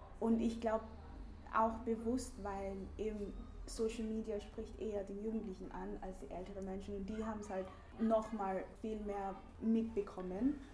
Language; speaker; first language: German; early bilingual, other home language; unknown